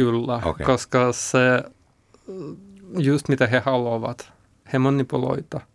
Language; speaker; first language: Finnish; non-native, learner; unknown